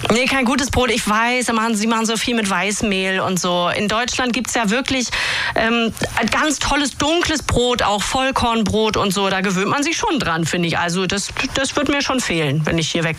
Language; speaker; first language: German; native; German